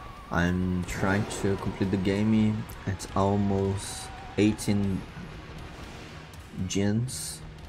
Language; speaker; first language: English; non-native, learner; Portuguese